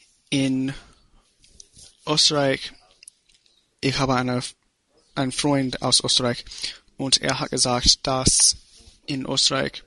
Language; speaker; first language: German; non-native, learner; English